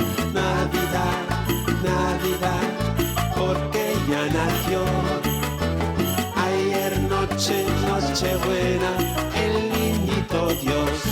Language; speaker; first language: Spanish; non-native, fluent; English